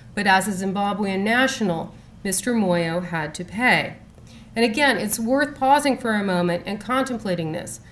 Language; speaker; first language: English; native; English